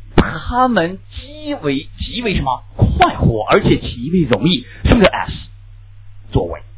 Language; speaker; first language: Chinese; native; Chinese